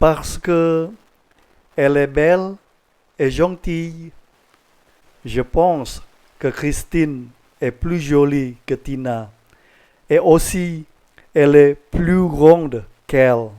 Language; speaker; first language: French; non-native, fluent; Indonesian